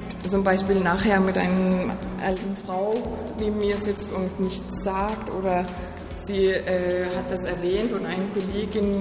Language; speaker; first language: German; non-native, fluent; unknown